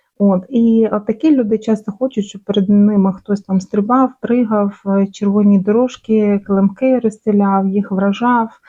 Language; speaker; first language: Ukrainian; non-native, local second language; Russian